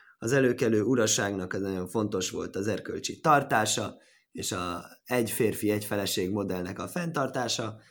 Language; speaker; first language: Hungarian; early bilingual, heritage; Hungarian